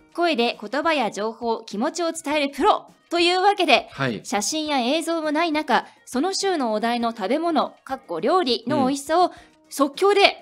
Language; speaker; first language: Japanese; native; Japanese